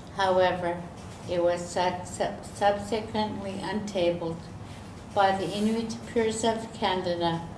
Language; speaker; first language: English; native; English